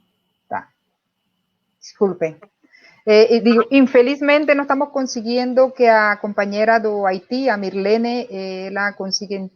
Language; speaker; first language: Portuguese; non-native, fluent; Spanish